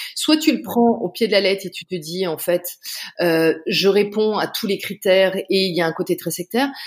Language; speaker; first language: French; native; French